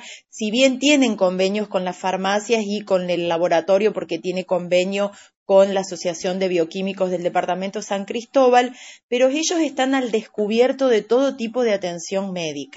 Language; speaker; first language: Spanish; native; Spanish